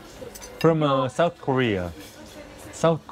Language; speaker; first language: English; non-native, learner; Korean